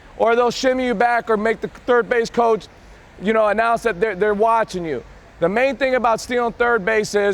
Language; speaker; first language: English; native; English